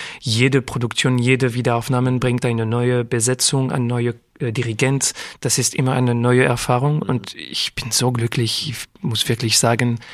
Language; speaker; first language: German; non-native, learner; French